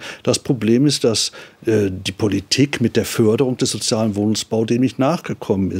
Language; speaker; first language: German; native; German